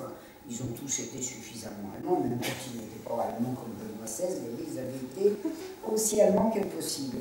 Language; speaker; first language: French; native; French